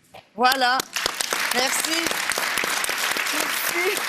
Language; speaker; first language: French; native; French